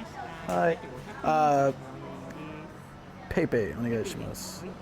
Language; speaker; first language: Japanese; non-native, learner; English